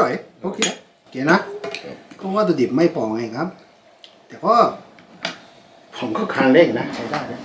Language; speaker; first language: Thai; non-native, fluent; Japanese